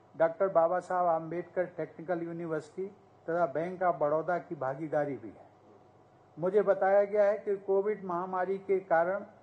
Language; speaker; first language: Hindi; native; Hindi